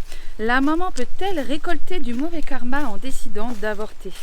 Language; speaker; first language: French; native; French